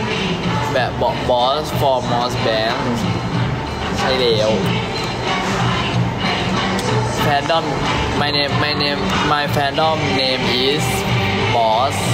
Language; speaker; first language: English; non-native, learner; Thai